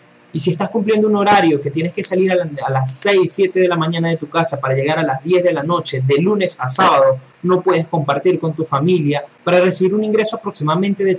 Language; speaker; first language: Spanish; native; Spanish